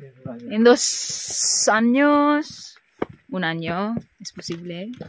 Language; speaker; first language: Spanish; non-native, learner; Filipino